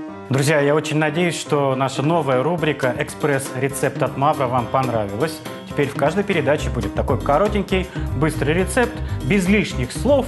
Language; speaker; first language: Russian; native; Russian